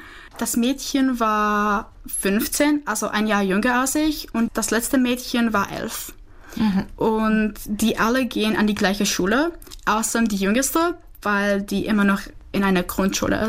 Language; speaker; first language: German; non-native, fluent; Czech